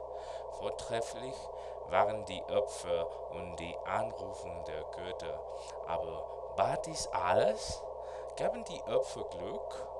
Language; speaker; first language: German; non-native, learner; Spanish